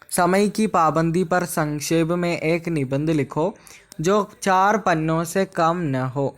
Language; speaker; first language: Hindi; non-native, local second language; Malayalam